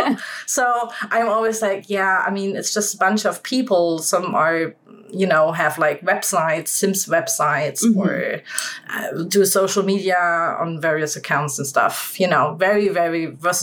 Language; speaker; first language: English; non-native, fluent; German